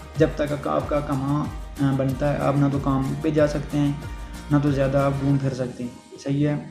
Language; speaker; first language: Urdu; non-native, local second language; Punjabi